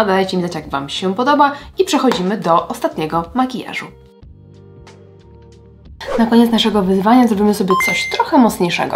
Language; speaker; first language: Polish; native; Polish